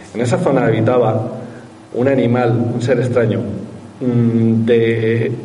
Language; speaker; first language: Spanish; native; Spanish